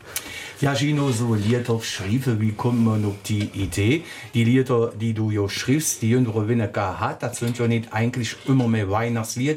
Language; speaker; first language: German; native; German